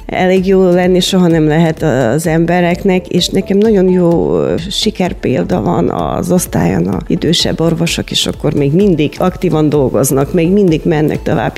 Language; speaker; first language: Hungarian; non-native, fluent; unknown